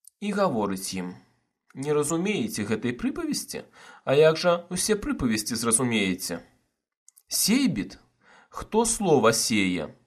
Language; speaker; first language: Belarusian; non-native, local second language; Russian